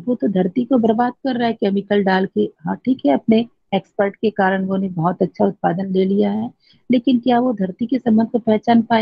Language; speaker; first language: Hindi; native; Hindi